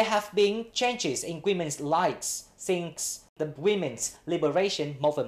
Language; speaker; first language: English; non-native, fluent; Vietnamese